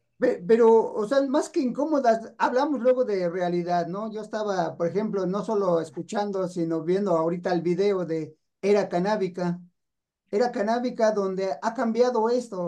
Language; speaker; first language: Spanish; native; Spanish